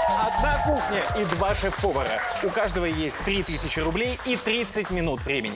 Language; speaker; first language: Russian; native; Russian